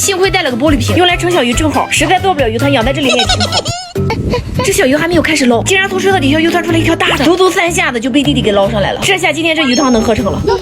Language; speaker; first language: Chinese; native; Chinese